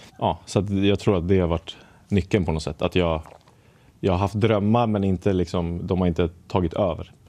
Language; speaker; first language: Swedish; native; Swedish